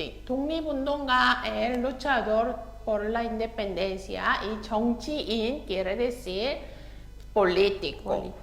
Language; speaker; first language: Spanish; non-native, fluent; Korean